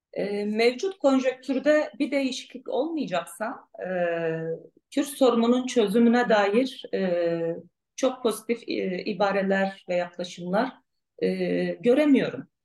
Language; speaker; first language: Turkish; non-native, local second language; Arabic